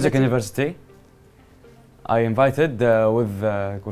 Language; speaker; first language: English; non-native, learner; Arabic